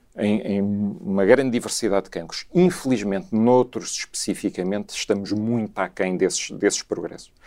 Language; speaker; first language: Portuguese; native; Portuguese